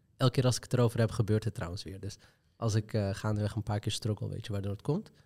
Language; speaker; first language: Dutch; early bilingual, other home language; Arabic